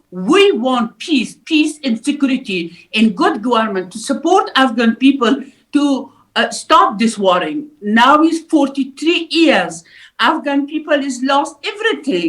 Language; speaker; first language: English; non-native, learner; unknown